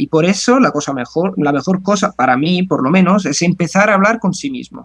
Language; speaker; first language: Spanish; non-native, fluent; Italian